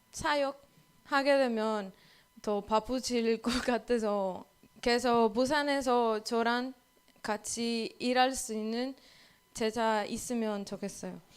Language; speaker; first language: Korean; non-native, learner; Spanish